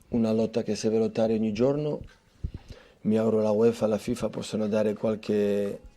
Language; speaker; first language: Italian; non-native, fluent; Catalan